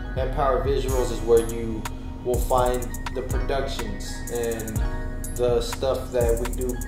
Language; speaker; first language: English; early bilingual, other home language; Spanish